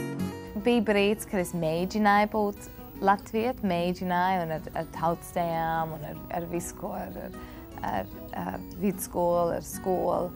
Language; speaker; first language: Latvian; early bilingual, heritage; Latvian